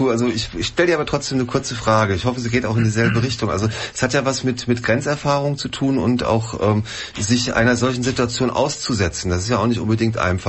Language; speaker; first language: German; native; German